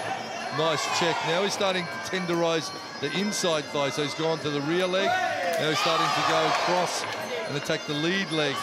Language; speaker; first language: English; native; English